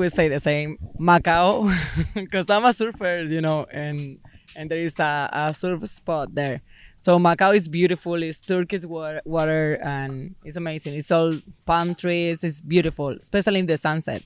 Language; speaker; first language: English; non-native, fluent; Spanish